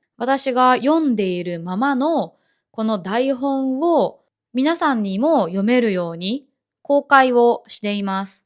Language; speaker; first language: Japanese; native; Japanese